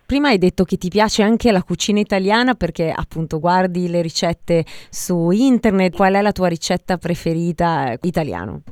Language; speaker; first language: Italian; native; Italian